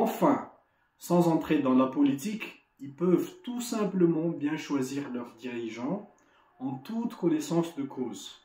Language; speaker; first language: French; non-native, local second language; Malagasy